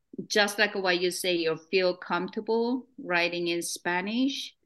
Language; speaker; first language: English; non-native, fluent; Korean